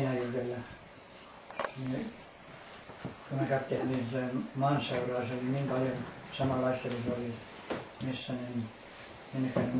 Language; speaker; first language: Finnish; early bilingual, heritage; English